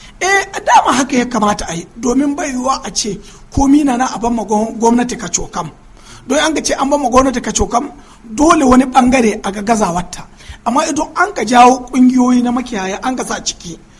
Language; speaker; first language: Hausa; non-native, local second language; Fula